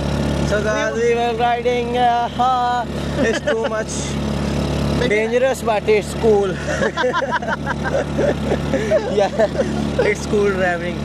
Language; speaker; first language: English; non-native, learner; Urdu